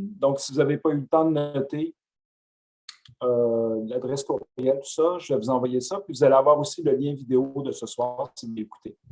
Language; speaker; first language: French; native; French